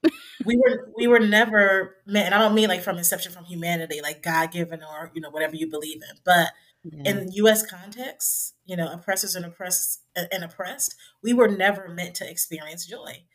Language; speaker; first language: English; native; English